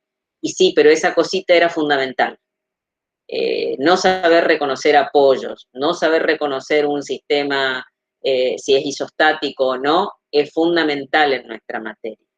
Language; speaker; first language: Spanish; native; Spanish